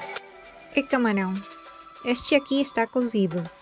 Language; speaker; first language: Portuguese; non-native, fluent; Korean